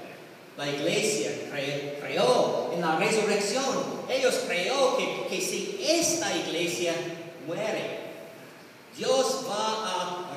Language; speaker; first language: Spanish; non-native, learner; English